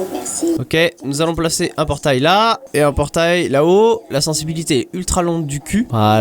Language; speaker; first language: French; native; French